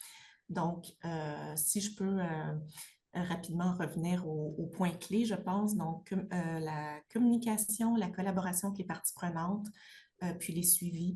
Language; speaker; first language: French; native; French